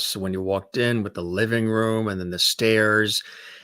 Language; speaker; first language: English; native; English